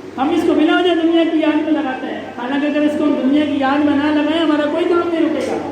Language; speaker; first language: Urdu; non-native, local second language; Punjabi